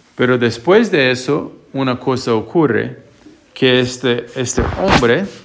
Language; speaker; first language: Spanish; non-native, fluent; English